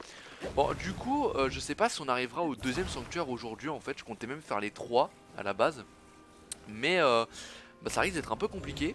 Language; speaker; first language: French; native; French